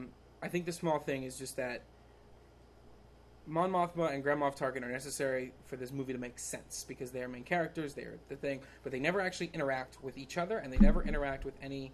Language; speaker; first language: English; native; English